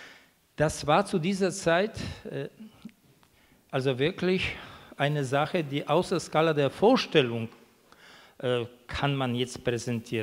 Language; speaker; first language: German; non-native, fluent; Polish